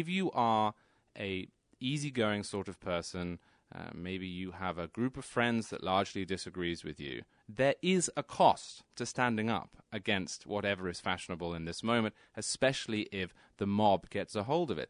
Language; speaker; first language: English; native; English